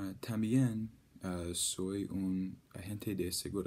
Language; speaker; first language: Spanish; non-native, learner; English